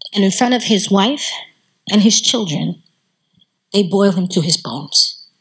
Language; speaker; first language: English; native; English